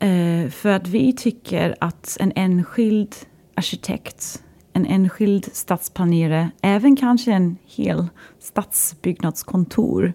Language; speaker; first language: Swedish; non-native, fluent; English